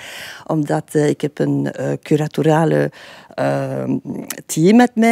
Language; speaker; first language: Dutch; non-native, fluent; French